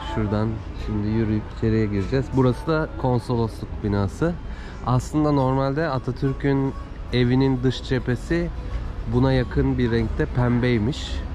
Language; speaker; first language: Turkish; native; Turkish